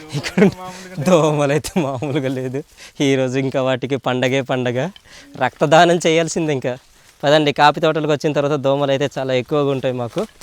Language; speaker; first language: Telugu; non-native, local second language; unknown